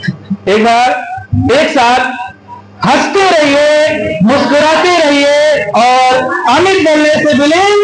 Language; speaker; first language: Hindi; native; Hindi